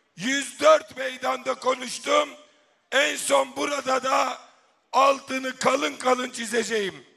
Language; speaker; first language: Turkish; native; Turkish